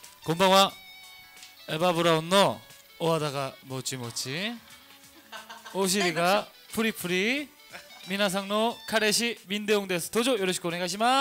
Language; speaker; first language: Japanese; non-native, learner; Korean